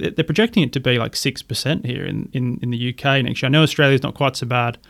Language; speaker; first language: English; native; English